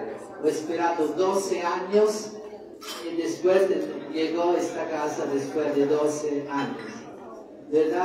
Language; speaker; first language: Spanish; non-native, fluent; Italian